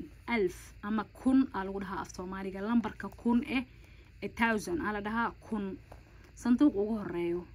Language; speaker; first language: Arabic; non-native, local second language; Somali